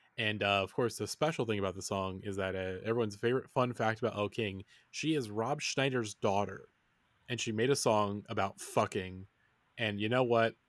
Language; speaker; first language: English; native; English